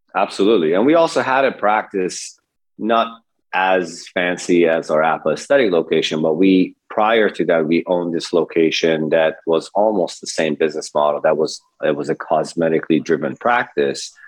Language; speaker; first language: English; early bilingual, other home language; Persian